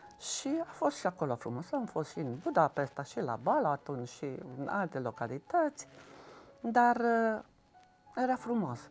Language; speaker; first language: Romanian; non-native, local second language; Hungarian